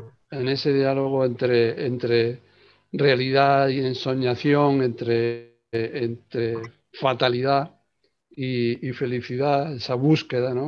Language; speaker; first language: Spanish; native; Spanish